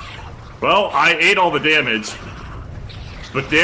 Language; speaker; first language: English; native; English